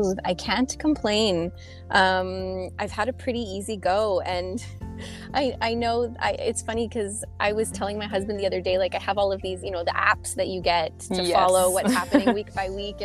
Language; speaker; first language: English; native; English